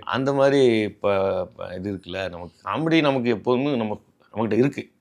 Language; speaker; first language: Tamil; native; Tamil